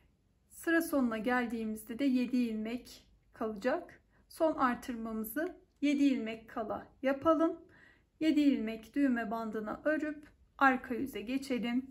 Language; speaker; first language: Turkish; native; Turkish